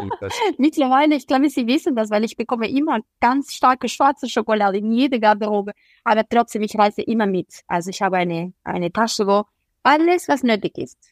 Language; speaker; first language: German; non-native, fluent; Spanish